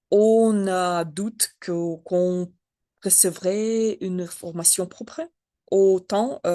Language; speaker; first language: French; non-native, learner; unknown